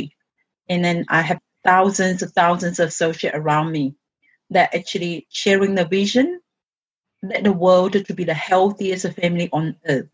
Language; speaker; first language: English; non-native, fluent; Chinese